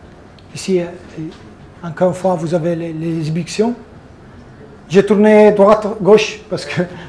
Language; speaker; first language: French; non-native, fluent; Italian